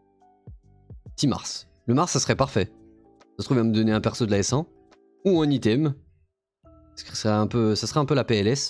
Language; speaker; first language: French; native; French